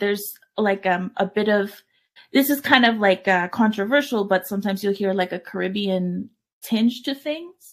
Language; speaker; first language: English; native; English